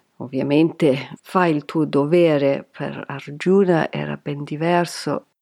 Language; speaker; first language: Italian; non-native, fluent; English